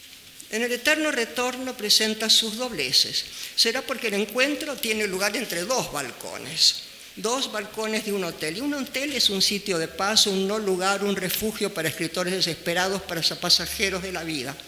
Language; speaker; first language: Spanish; native; Spanish